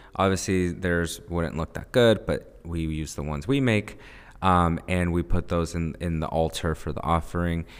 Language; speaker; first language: English; early bilingual, other home language; Spanish